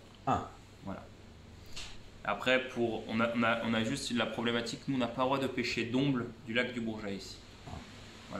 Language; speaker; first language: French; native; French